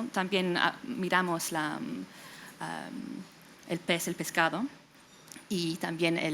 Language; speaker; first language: Spanish; non-native, fluent; English